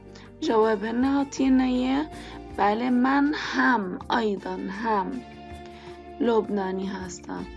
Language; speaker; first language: Persian; non-native, fluent; Arabic